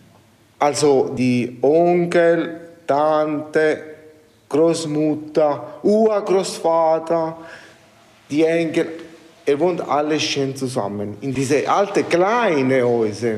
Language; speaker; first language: German; non-native, learner; Italian